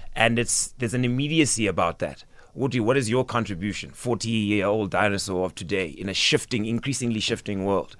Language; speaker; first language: English; non-native, local second language; Xhosa